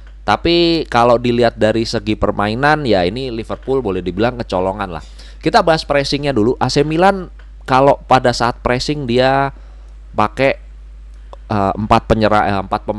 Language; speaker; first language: Indonesian; native; Indonesian